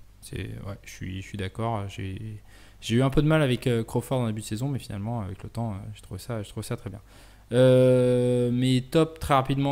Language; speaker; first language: French; native; French